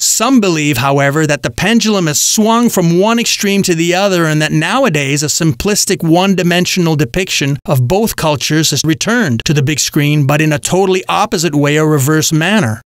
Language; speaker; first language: English; native; English